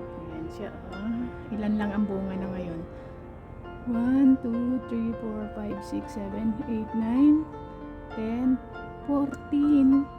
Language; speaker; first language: Filipino; non-native, local second language; Bikol